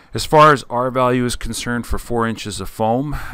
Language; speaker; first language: English; native; English